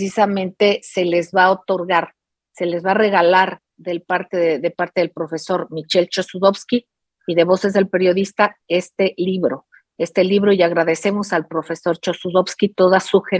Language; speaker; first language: Spanish; native; Spanish